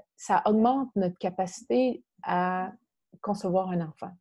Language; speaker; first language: French; native; French